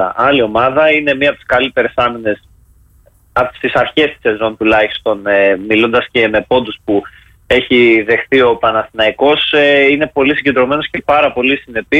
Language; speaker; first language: Greek; native; Greek